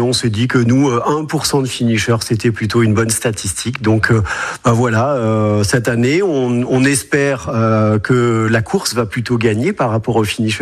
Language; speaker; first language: French; native; French